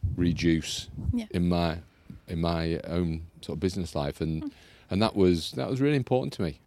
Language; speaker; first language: English; native; English